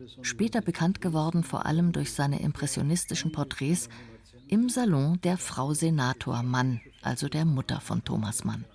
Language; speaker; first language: German; native; German